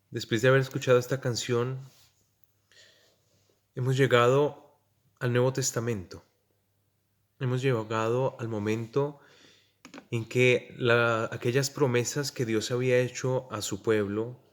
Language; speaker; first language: Spanish; native; Spanish